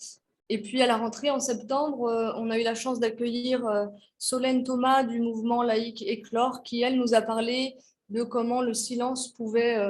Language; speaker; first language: French; native; French